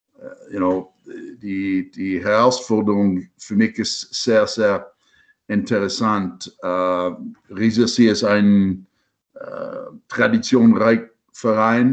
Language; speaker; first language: German; non-native, learner; English